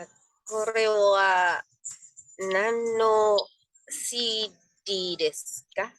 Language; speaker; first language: Japanese; non-native, learner; Indonesian